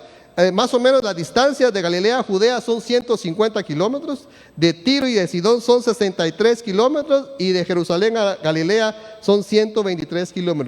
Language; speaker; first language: Spanish; native; Spanish